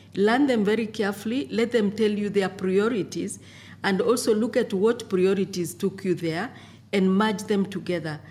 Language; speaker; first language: English; non-native, local second language; Masai